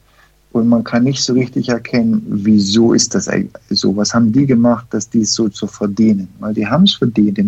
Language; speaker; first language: German; early bilingual, heritage; German